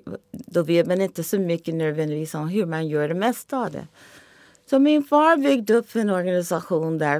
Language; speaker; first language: Swedish; non-native, fluent; English